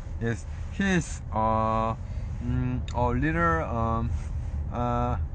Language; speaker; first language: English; non-native, learner; Korean